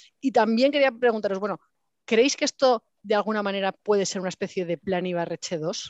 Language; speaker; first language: Spanish; native; Spanish